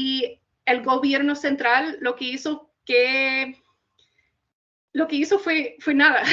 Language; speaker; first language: Spanish; non-native, fluent; English